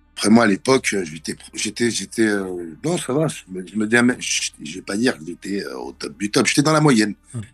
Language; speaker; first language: French; native; French